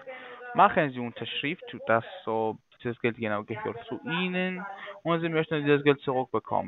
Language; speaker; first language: German; non-native, fluent; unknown